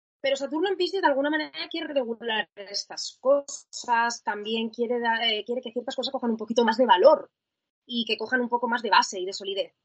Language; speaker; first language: Spanish; native; Spanish